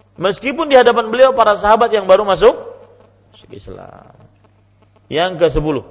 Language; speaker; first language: Indonesian; non-native, local second language; Banjar